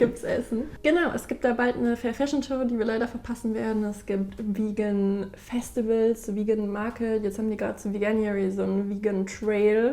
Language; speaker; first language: German; native; German